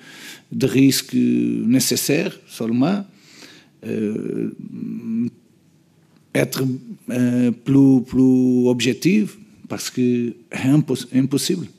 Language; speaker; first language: French; non-native, learner; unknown